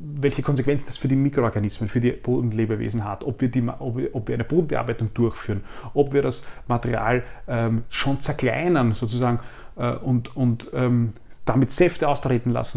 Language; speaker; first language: German; native; German